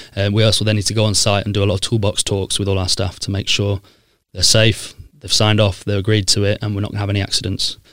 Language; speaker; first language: English; native; English